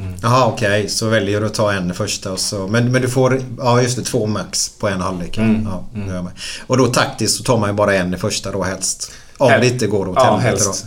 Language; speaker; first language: Swedish; native; Swedish